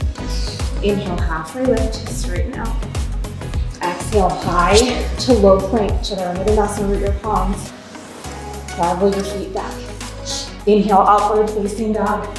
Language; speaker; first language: English; native; English